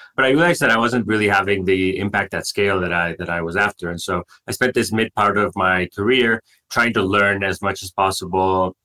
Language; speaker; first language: English; non-native, fluent; Spanish